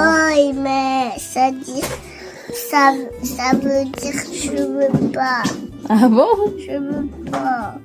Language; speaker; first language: French; early bilingual, other home language; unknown